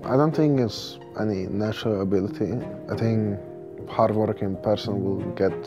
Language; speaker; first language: English; non-native, fluent; Russian